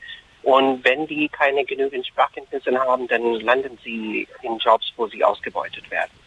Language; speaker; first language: German; non-native, fluent; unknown